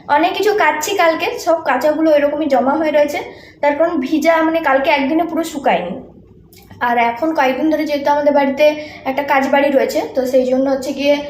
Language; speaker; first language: Bangla; non-native, local second language; Santali